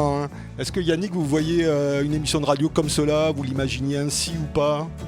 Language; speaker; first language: French; native; French